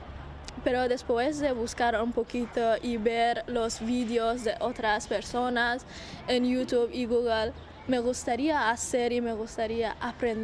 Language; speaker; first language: Spanish; non-native, learner; Persian